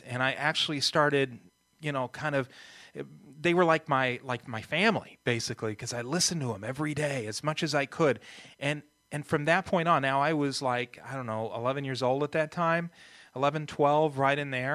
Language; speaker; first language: English; early bilingual, other home language; Italian